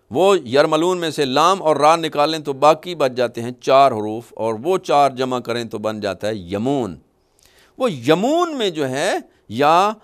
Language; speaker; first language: Urdu; non-native, local second language; Punjabi